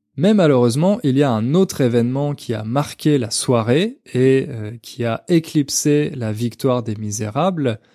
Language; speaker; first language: French; native; French